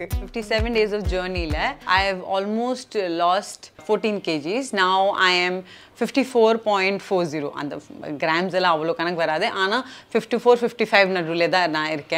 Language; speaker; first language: Tamil; non-native, local second language; Assamese